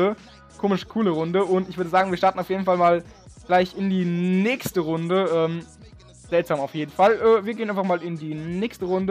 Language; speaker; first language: German; native; German